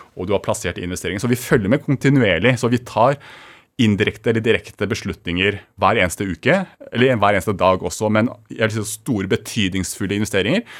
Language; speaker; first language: Norwegian; early bilingual, other home language; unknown